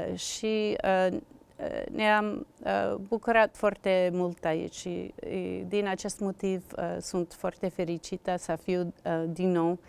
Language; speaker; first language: Romanian; non-native, learner; English